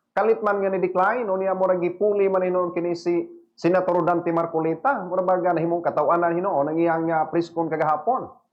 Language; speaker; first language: Cebuano; native; Cebuano